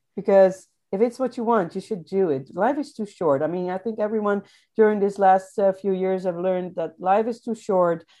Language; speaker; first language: English; non-native, fluent; Dutch